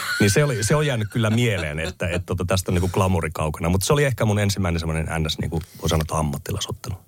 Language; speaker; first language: Finnish; native; Finnish